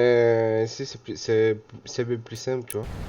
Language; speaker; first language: French; native; French